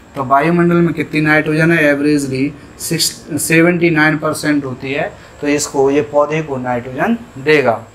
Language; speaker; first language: Hindi; native; Hindi